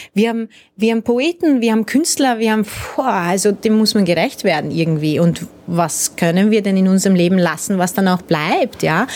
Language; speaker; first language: German; early bilingual, other home language; Hungarian